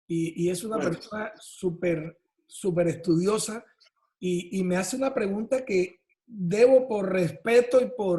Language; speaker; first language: Spanish; native; Spanish